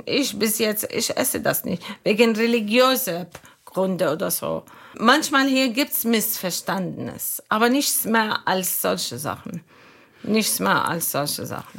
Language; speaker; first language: German; non-native, learner; Arabic